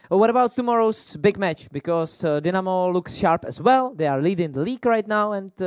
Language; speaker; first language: English; non-native, fluent; Czech